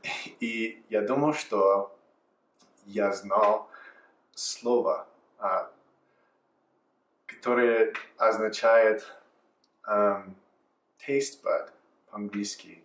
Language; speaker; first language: Russian; non-native, fluent; English